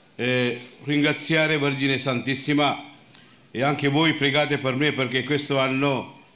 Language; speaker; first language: Italian; non-native, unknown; Sinhala